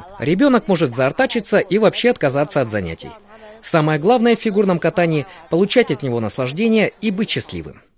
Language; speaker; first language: Russian; native; Russian